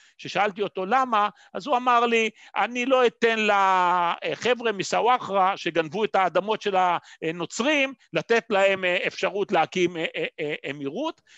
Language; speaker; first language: Hebrew; native; Hebrew